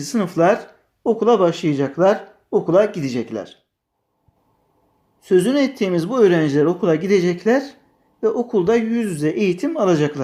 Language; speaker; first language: Turkish; native; Turkish